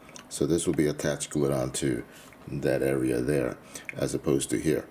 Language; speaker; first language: English; native; English